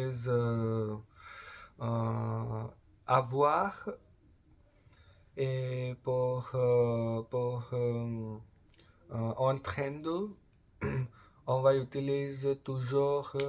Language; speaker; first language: French; non-native, learner; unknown